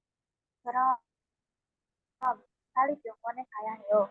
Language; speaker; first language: Korean; non-native, learner; Indonesian